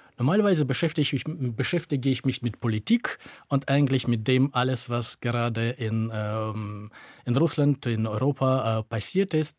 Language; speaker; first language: German; native; German